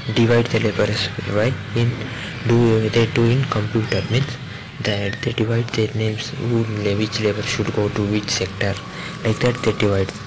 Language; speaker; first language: English; non-native, local second language; Kannada